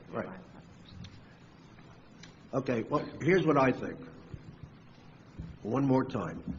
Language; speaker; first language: English; native; English